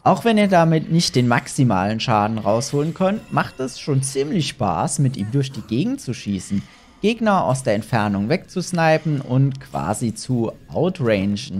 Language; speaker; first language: German; native; German